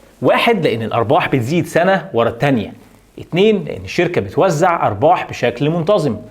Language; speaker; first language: Arabic; native; Arabic